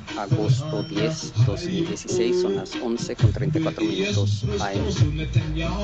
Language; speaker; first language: Spanish; early bilingual, heritage; Spanish